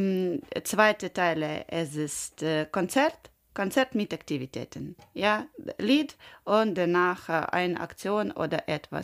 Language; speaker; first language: German; non-native, learner; Ukrainian